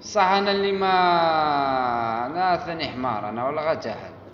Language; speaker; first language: Arabic; native; Arabic